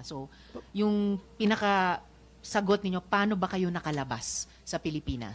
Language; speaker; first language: Filipino; native; Filipino